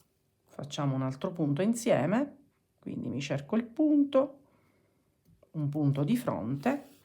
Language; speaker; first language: Italian; native; Italian